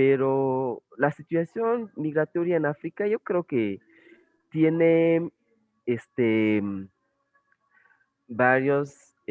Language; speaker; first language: Spanish; non-native, fluent; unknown